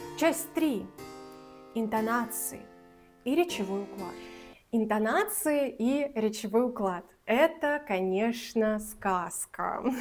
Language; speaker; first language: Russian; native; Russian